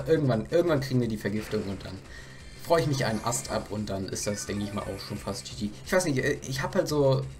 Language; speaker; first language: German; native; German